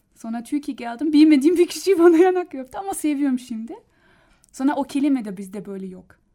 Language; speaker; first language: Turkish; non-native, learner; German